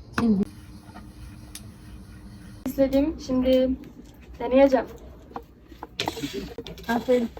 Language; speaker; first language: Turkish; non-native, fluent; Swedish